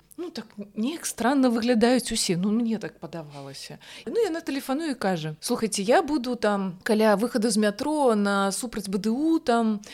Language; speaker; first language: Belarusian; non-native, local second language; Russian